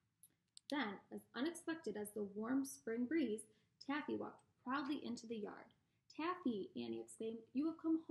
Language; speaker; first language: English; native; English